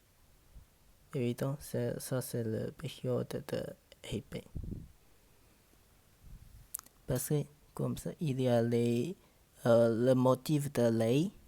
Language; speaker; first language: French; non-native, learner; Chinese